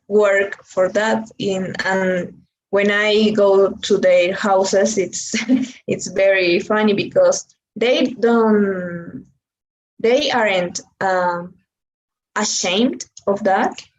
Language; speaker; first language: English; non-native, learner; Spanish